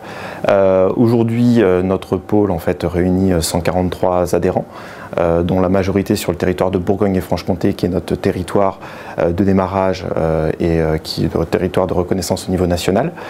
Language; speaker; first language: French; native; French